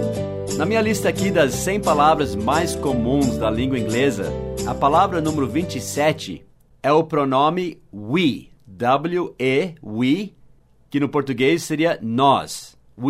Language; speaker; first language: Portuguese; non-native, fluent; English